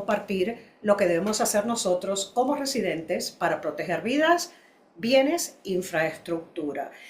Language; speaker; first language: Spanish; native; Spanish